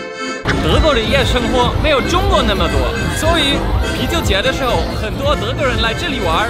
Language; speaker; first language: Chinese; non-native, fluent; German